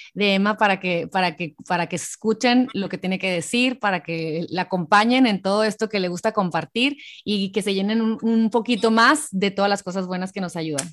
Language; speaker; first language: Spanish; native; Spanish